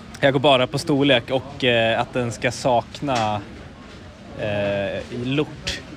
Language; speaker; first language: Swedish; native; Swedish